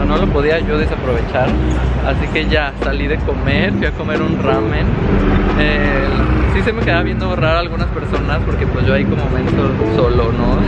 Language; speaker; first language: Spanish; native; Spanish